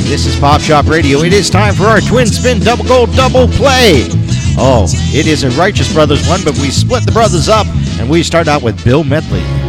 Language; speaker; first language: English; native; English